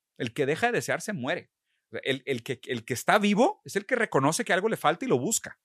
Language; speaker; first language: Spanish; early bilingual, other home language; Portuguese